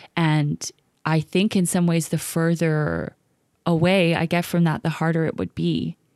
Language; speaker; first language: English; native; English